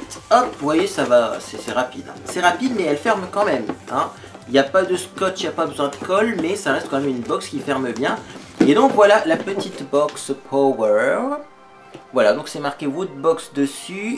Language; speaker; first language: French; native; French